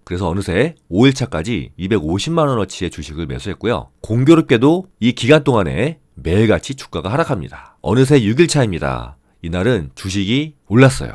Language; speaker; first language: Korean; native; Korean